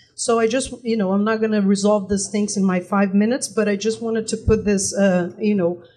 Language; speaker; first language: English; non-native, fluent; Portuguese